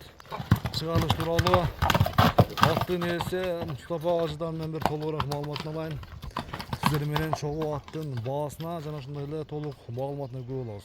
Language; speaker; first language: Kyrgyz; native; Kyrgyz